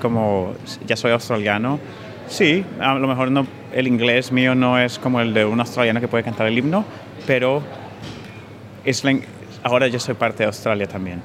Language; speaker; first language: Spanish; native; Spanish